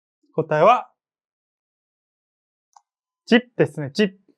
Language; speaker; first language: Japanese; non-native, fluent; Korean